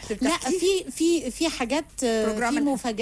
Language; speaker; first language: Arabic; native; Arabic